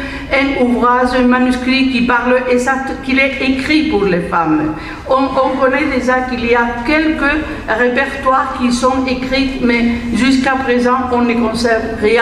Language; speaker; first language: French; non-native, fluent; Spanish